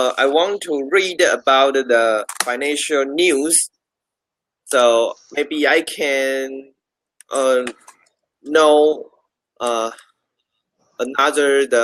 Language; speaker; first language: English; non-native, learner; Chinese